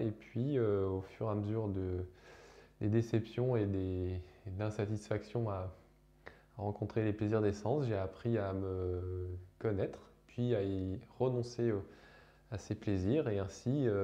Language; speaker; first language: French; native; French